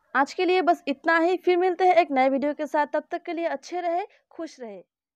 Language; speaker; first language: Hindi; non-native, local second language; Bangla